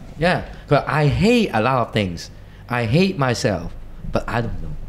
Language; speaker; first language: English; non-native, local second language; Cantonese